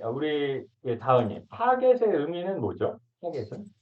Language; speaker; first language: Korean; native; Korean